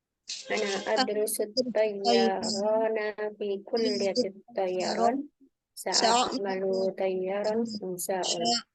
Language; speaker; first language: Arabic; non-native, learner; Indonesian